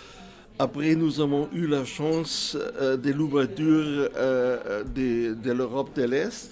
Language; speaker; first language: French; non-native, fluent; German